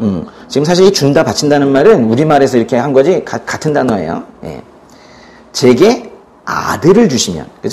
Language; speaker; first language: Korean; native; Korean